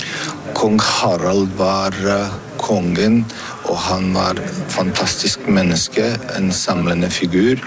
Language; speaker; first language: Norwegian; non-native, fluent; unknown